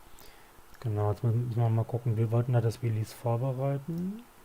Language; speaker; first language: German; native; German